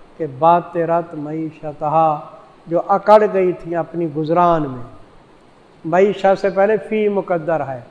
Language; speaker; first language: Urdu; non-native, local second language; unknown